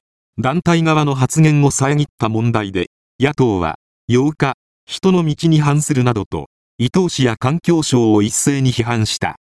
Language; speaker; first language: Japanese; native; Japanese